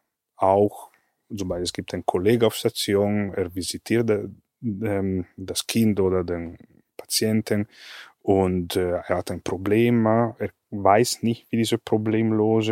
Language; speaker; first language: German; non-native, fluent; Italian